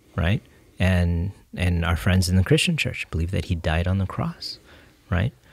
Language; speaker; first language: English; native; English